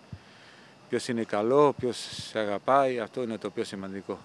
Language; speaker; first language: Greek; non-native, fluent; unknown